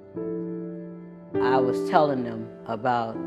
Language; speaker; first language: English; native; English